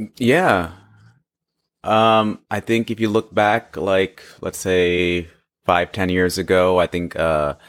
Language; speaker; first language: English; early bilingual, other home language; Hindi